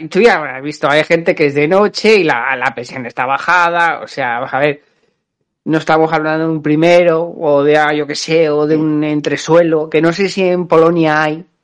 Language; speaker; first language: Spanish; native; Spanish